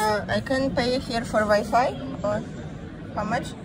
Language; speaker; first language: English; non-native, learner; Russian